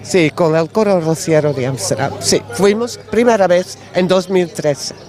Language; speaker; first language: Spanish; non-native, learner; Dutch